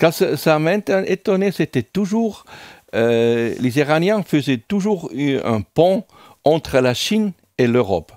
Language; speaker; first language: French; non-native, fluent; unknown